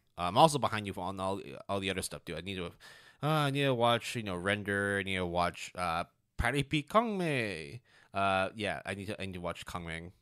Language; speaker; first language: English; non-native, local second language; Cantonese